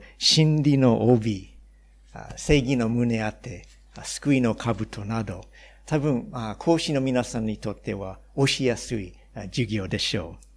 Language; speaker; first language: Japanese; non-native, fluent; English